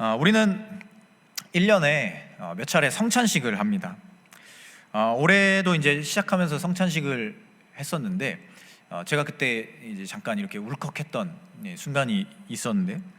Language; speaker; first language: Korean; native; Korean